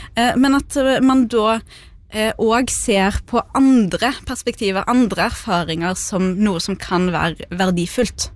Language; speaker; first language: Norwegian; early bilingual, other home language; Arabic